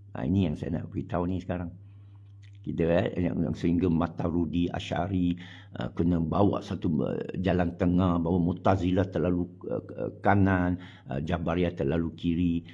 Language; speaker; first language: Malay; non-native, local second language; Chinese